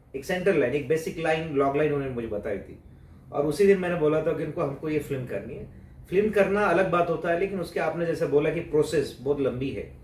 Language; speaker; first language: Hindi; non-native, local second language; Marathi